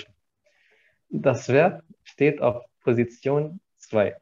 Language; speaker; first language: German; non-native, fluent; Arabic